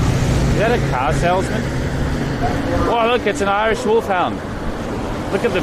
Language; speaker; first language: English; native; English